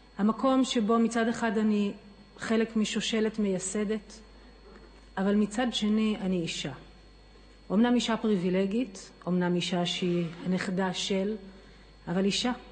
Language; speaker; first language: Hebrew; native; Hebrew